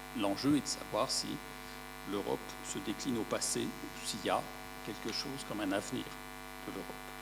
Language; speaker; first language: French; native; French